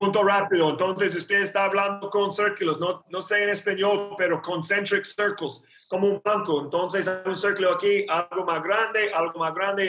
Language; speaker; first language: Spanish; non-native, learner; English